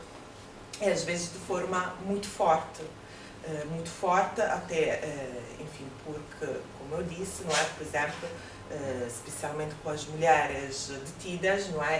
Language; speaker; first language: Portuguese; non-native, fluent; Italian